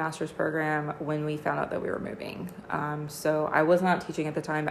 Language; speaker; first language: English; native; English